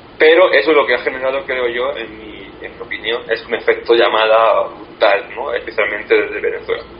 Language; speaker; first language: Spanish; native; Spanish